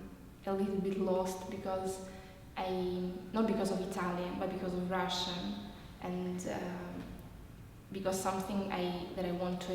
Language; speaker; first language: English; non-native, fluent; Russian